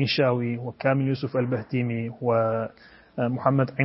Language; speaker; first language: Arabic; non-native, fluent; Turkish